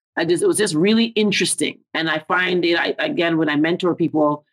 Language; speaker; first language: English; native; English